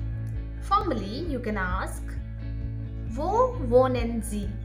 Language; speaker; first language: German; non-native, fluent; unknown